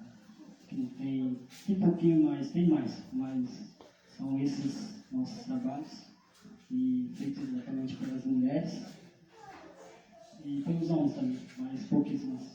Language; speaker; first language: Portuguese; non-native, local second language; Guarani